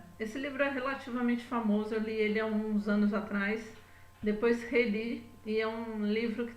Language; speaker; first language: Portuguese; native; Portuguese